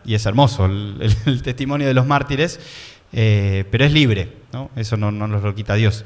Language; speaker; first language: Spanish; native; Spanish